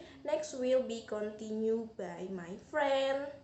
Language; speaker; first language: English; non-native, learner; Indonesian